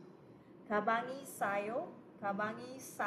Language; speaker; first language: Korean; non-native, fluent; Cebuano